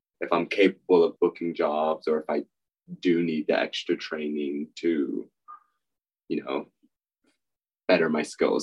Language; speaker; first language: English; native; English